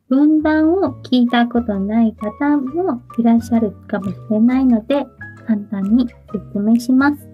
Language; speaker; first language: Japanese; non-native, fluent; Chinese